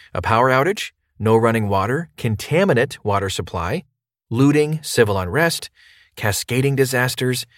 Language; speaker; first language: English; native; English